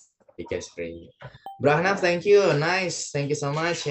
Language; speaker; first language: English; non-native, fluent; Indonesian